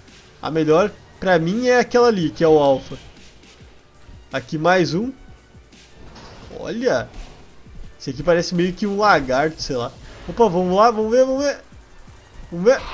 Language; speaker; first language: Portuguese; native; Portuguese